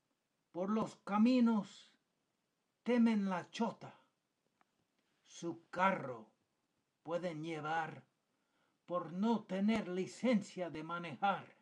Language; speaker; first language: Spanish; non-native, fluent; English